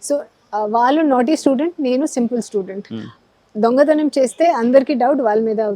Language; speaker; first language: Telugu; non-native, local second language; Hindi